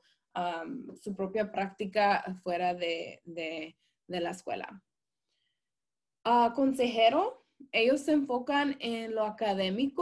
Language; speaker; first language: Spanish; early bilingual, heritage; Spanish